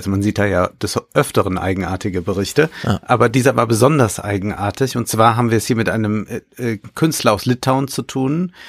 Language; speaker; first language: German; native; German